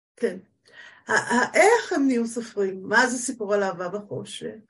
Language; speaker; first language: Hebrew; native; Hebrew